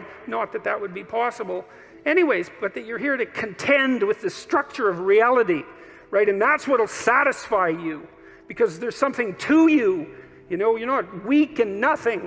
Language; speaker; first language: English; native; English